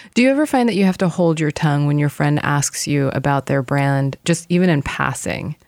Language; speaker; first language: English; non-native, fluent; Korean